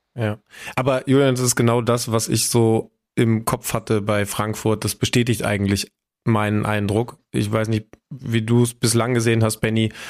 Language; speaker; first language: German; native; German